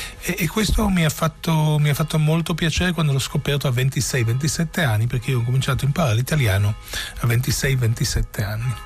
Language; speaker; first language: Italian; non-native, fluent; Romanian